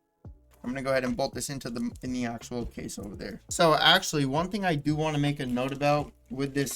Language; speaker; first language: English; native; English